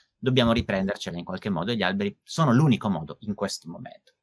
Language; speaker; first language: Italian; native; Italian